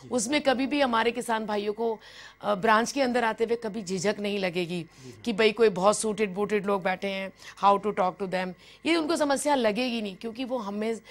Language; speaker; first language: Hindi; native; Hindi